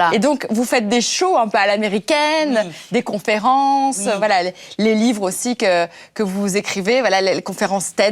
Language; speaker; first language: French; native; French